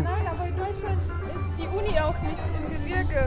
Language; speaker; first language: German; non-native, fluent; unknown